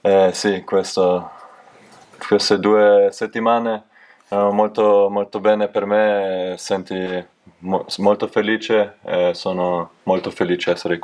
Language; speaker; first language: Italian; non-native, learner; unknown